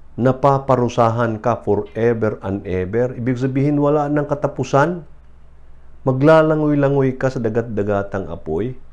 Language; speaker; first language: Filipino; native; Filipino